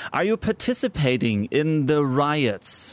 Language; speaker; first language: English; non-native, fluent; German